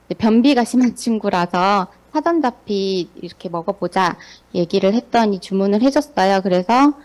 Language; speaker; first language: Korean; native; Korean